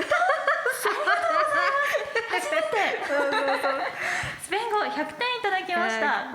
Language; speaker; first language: Japanese; native; Japanese